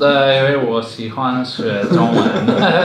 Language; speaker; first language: Chinese; non-native, learner; English